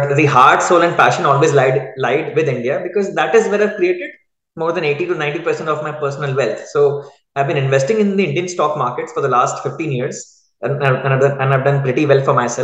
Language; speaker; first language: English; non-native, local second language; Hindi